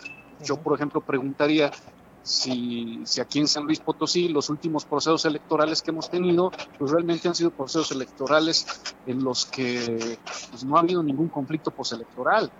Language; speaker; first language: Spanish; native; Spanish